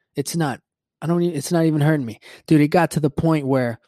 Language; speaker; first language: English; early bilingual, other home language; Spanish